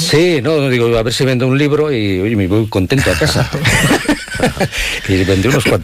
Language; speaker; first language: Spanish; native; Spanish